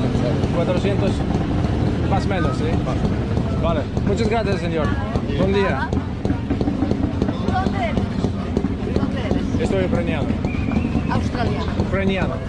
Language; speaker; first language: Spanish; non-native, learner; Ukrainian